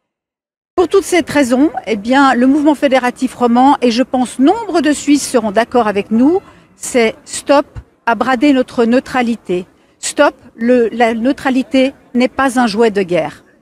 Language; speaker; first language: French; native; French